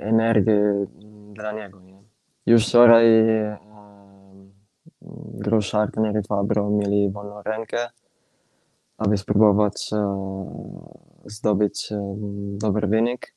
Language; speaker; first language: Polish; non-native, fluent; Italian